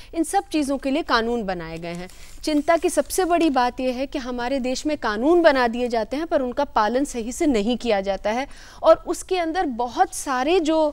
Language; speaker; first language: Hindi; native; Hindi